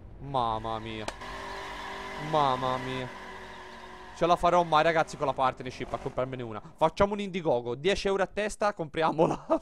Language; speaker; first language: Italian; native; Italian